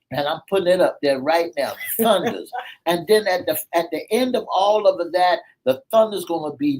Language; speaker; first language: English; native; English